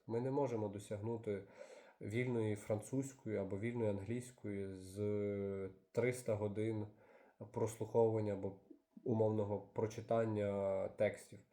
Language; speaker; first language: Ukrainian; native; Ukrainian